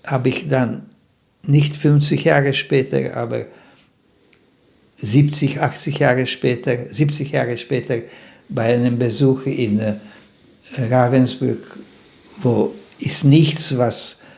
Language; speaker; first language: German; non-native, fluent; Slovak